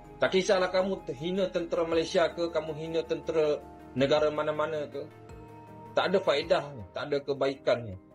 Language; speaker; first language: Malay; native; Malay